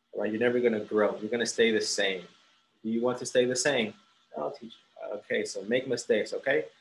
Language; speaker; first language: English; early bilingual, other home language; Spanish